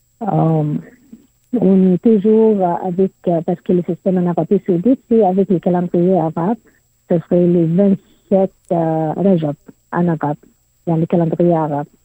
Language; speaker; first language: French; non-native, learner; Arabic